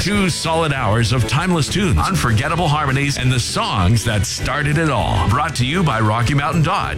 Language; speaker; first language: English; native; English